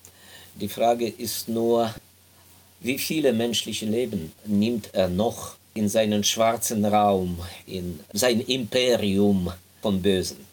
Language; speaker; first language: German; non-native, fluent; Ukrainian